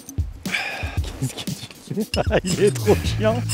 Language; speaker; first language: French; native; French